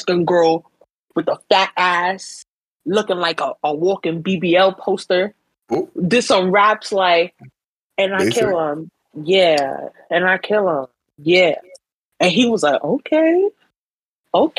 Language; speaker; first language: English; native; English